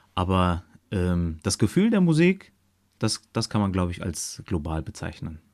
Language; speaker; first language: German; early bilingual, other home language; Turkish